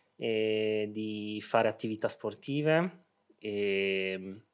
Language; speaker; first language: Italian; early bilingual, other home language; Arabic